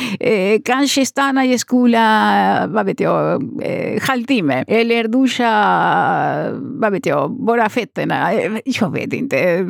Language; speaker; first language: Swedish; non-native, fluent; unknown